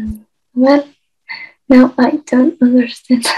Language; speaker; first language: English; non-native, learner; Spanish